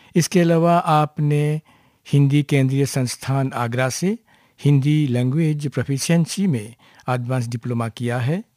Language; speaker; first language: Hindi; non-native, local second language; Morisyen